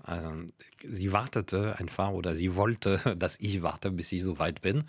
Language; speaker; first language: German; non-native, fluent; French